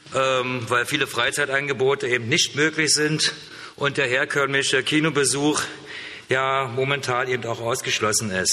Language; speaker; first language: German; native; German